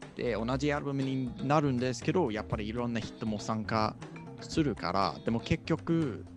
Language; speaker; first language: Japanese; non-native, fluent; English